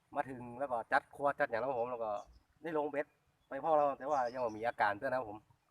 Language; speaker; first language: Thai; native; Thai